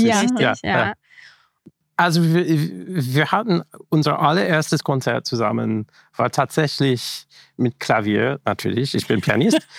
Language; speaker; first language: German; non-native, fluent; English